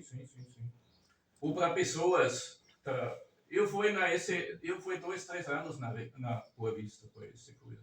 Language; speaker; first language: Portuguese; non-native, learner; German